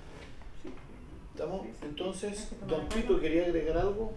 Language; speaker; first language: Spanish; native; Spanish